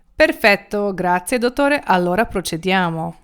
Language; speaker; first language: Italian; non-native, fluent; Ukrainian